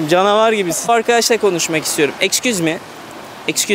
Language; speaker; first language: Turkish; native; Turkish